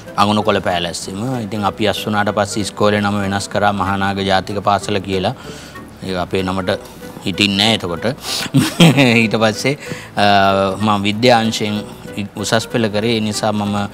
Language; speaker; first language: Sinhala; native; Sinhala